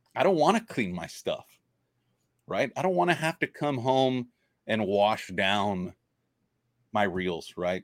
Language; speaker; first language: English; native; English